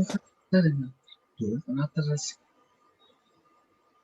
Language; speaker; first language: Japanese; native; Japanese